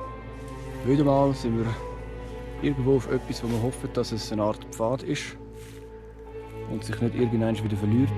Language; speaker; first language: German; native; German